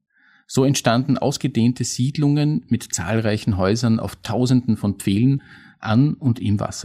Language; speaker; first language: German; native; German